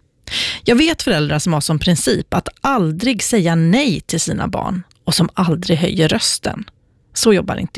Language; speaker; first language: Swedish; native; Swedish